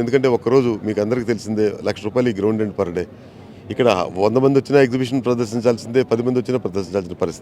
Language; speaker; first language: Telugu; native; Telugu